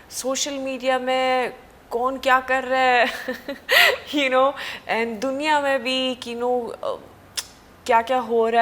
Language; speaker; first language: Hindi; non-native, fluent; Swedish